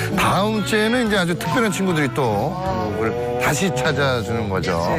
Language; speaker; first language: Korean; native; Korean